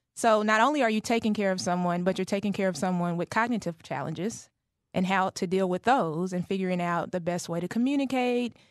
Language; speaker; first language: English; native; English